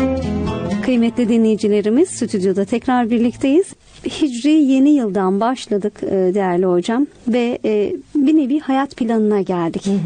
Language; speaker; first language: Turkish; native; Turkish